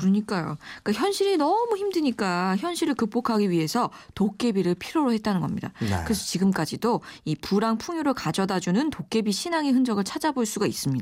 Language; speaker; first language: Korean; native; Korean